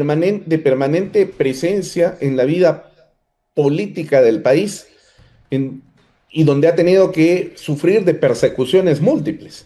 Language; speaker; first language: Spanish; native; Spanish